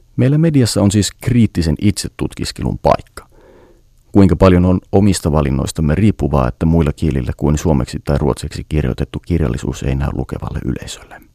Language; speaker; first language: Finnish; native; Finnish